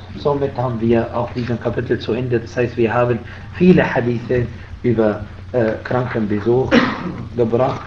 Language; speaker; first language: German; non-native, fluent; Arabic